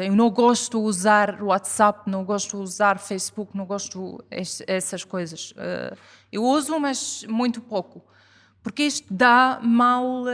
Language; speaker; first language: Portuguese; non-native, fluent; Arabic